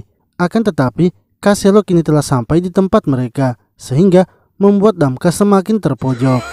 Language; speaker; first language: Indonesian; native; Indonesian